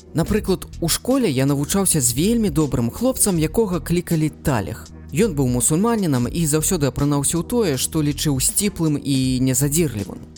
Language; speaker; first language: Belarusian; non-native, local second language; Russian